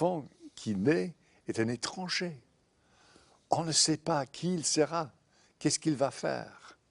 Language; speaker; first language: French; non-native, fluent; English